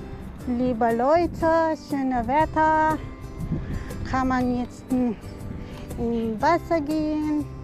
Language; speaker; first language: German; non-native, learner; Filipino